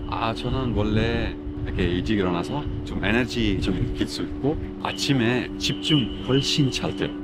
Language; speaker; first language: Korean; non-native, fluent; Italian